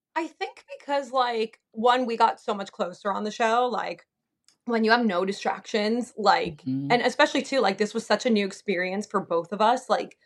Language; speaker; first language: English; native; English